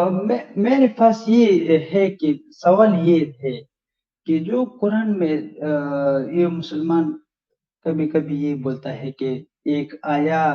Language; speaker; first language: Hindi; non-native, learner; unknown